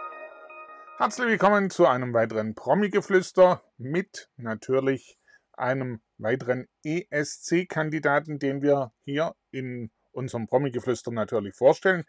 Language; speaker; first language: German; native; German